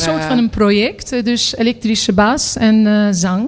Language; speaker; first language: Dutch; non-native, fluent; Turkish